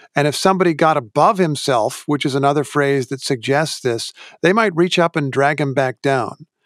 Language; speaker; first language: English; native; English